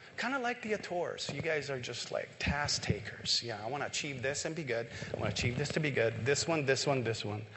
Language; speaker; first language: English; non-native, local second language; Filipino